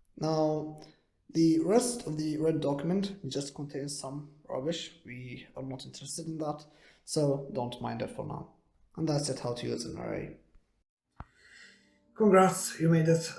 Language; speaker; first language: English; non-native, fluent; Arabic